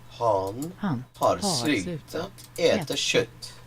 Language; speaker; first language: Swedish; non-native, learner; English